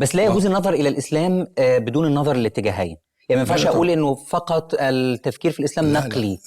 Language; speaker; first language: Arabic; native; Arabic